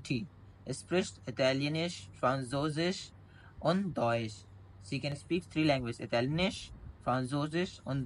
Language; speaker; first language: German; non-native, learner; Hindi